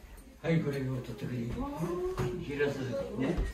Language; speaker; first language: Japanese; native; Japanese